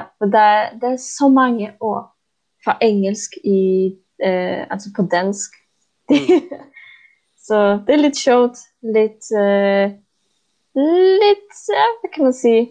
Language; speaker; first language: Danish; non-native, fluent; Polish